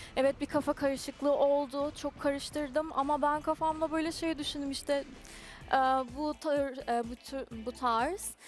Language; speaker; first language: Turkish; non-native, fluent; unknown